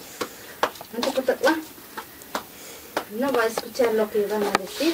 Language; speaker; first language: Spanish; non-native, local second language; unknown